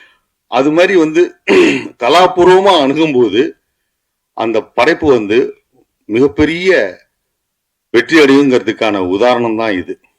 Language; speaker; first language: Tamil; native; Tamil